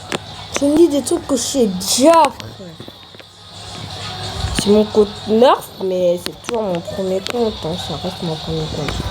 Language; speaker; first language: French; native; French